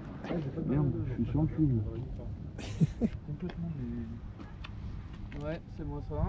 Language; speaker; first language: French; native; French